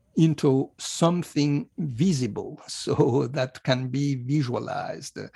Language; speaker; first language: English; non-native, fluent; Italian